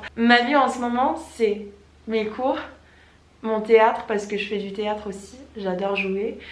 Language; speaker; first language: French; non-native, fluent; English